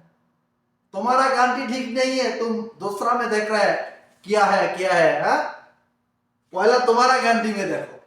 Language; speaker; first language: Hindi; non-native, learner; Bangla